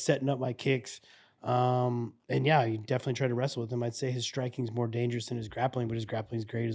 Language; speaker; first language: English; native; English